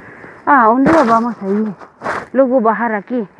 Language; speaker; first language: Spanish; non-native, learner; Filipino